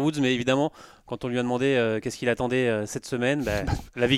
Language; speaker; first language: French; native; French